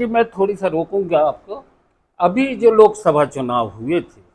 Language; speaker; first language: Hindi; native; Hindi